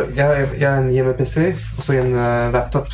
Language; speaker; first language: Norwegian; non-native, fluent; French